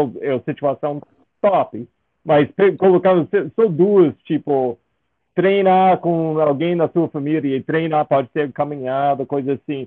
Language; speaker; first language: Portuguese; non-native, fluent; English